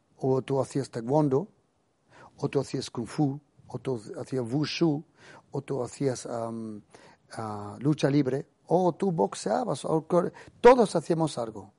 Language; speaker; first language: Spanish; early bilingual, heritage; Spanish